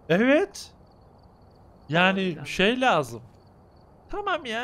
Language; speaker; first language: Turkish; native; Turkish